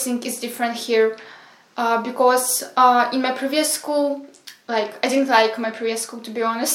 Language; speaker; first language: English; non-native, fluent; Ukrainian